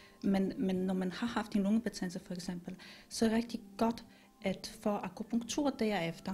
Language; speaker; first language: Danish; non-native, fluent; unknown